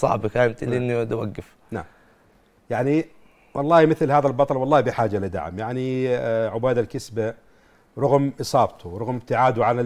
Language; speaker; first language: Arabic; native; Arabic